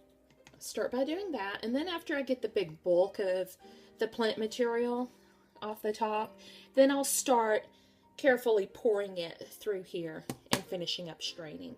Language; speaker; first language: English; native; English